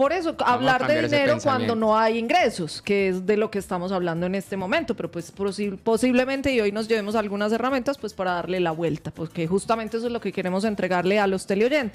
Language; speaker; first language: Spanish; native; Spanish